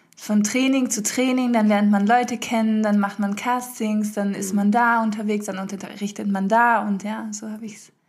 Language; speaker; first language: German; early bilingual, heritage; French